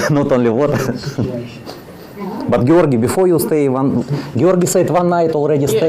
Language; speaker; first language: English; non-native, learner; Russian